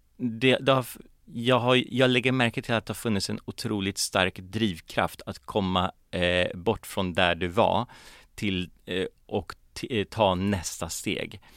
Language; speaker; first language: Swedish; early bilingual, other home language; Polish